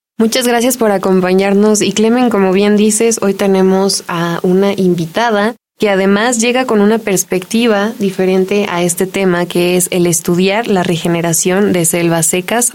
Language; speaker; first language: Spanish; native; Spanish